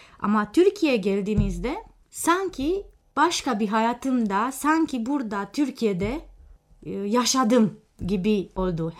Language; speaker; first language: Turkish; non-native, fluent; Romanian